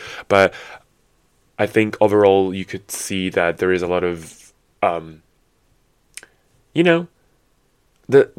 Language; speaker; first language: English; non-native, fluent; Italian